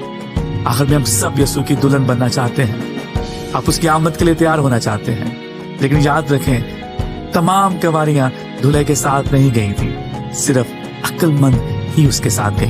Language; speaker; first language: Urdu; native; Urdu